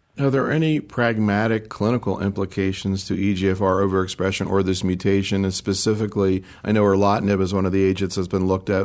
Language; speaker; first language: English; native; English